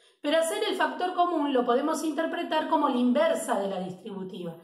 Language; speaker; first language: Spanish; native; Spanish